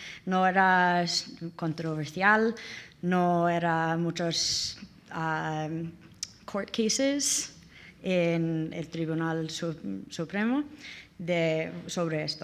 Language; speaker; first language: Spanish; non-native, learner; English